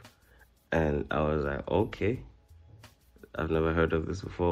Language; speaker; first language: English; non-native, local second language; Tsonga